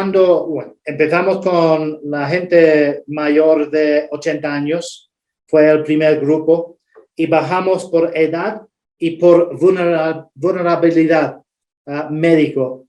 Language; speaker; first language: Spanish; non-native, fluent; English